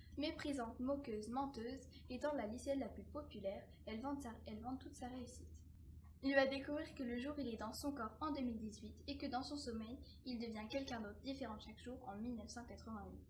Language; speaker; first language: French; native; French